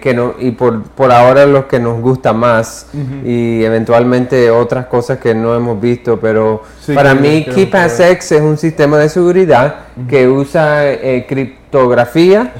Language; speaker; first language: Spanish; early bilingual, heritage; English